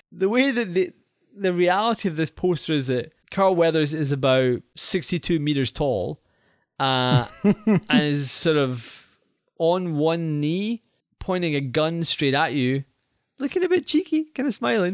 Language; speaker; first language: English; native; English